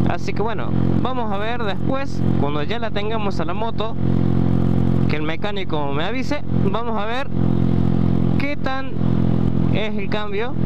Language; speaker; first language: Spanish; native; Spanish